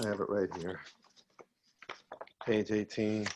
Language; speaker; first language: English; native; English